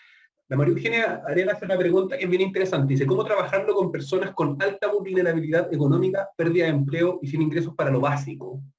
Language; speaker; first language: Spanish; native; Spanish